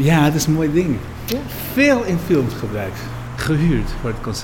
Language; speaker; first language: Dutch; non-native, fluent; Spanish